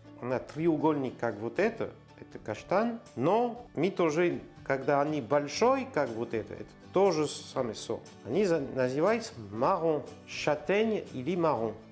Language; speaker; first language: Russian; non-native, learner; French